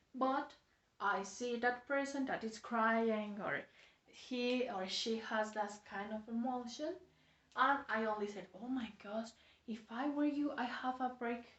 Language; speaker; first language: English; non-native, fluent; Spanish